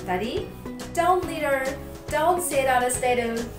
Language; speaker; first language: English; non-native, fluent; Indonesian